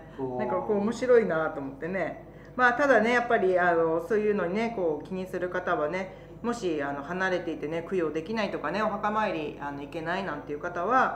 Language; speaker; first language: Japanese; native; Japanese